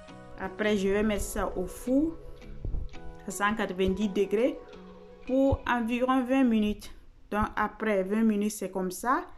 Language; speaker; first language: French; non-native, fluent; Italian